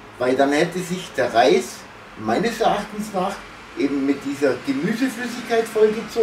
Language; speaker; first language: German; native; German